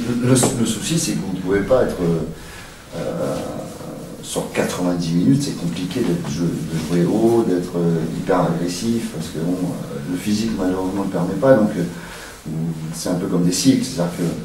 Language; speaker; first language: French; native; French